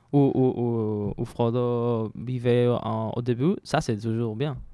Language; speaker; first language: French; non-native, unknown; Spanish